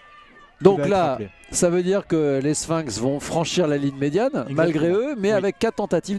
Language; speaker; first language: French; native; French